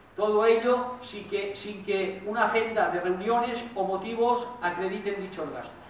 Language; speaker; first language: Spanish; non-native, local second language; Catalan